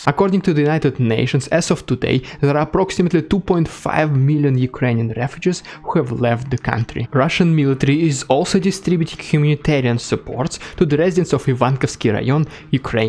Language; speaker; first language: English; non-native, fluent; Russian